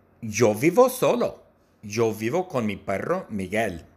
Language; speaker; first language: Spanish; non-native, learner; English